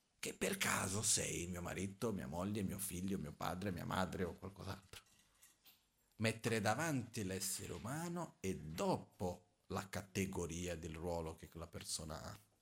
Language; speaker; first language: Italian; non-native, fluent; Portuguese